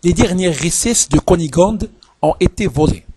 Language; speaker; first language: French; non-native, local second language; Arabic